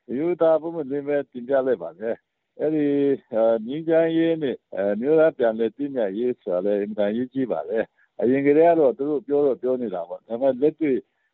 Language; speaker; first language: Burmese; non-native, local second language; Kachin